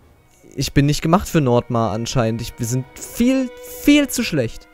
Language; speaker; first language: German; native; German